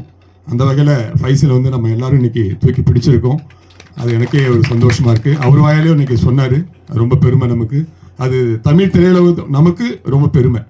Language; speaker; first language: Tamil; native; Tamil